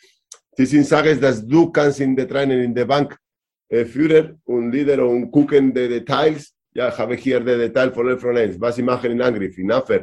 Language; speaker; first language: German; non-native, learner; Spanish